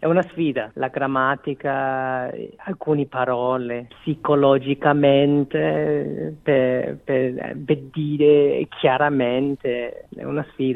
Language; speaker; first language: Italian; non-native, fluent; Korean